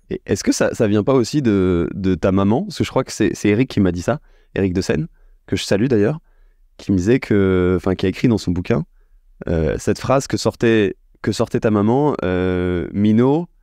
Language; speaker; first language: French; native; French